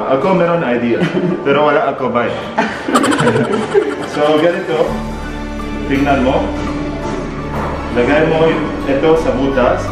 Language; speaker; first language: Filipino; non-native, learner; Arabic